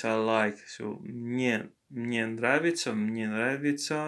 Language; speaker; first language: Russian; non-native, learner; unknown